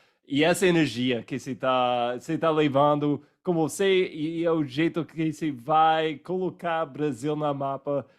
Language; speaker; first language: Portuguese; non-native, fluent; English